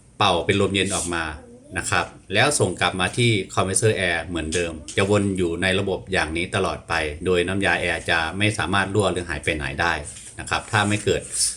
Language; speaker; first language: Thai; native; Thai